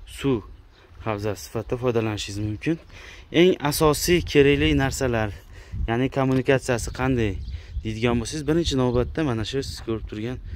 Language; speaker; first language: Uzbek; native; Uzbek